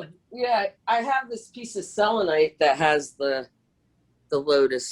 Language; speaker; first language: English; native; English